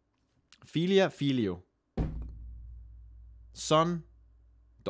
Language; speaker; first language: Italian; non-native, learner; English